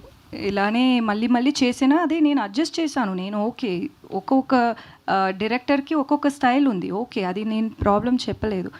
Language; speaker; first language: Telugu; non-native, learner; Tamil